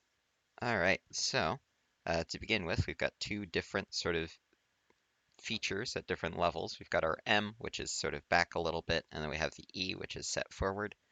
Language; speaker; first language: English; native; English